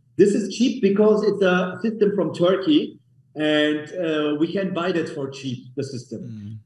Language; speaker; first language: English; non-native, learner; German